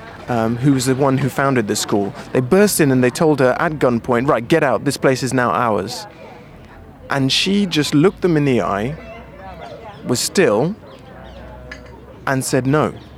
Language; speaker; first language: English; native; English